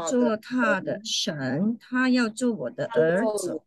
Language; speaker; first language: Chinese; non-native, fluent; English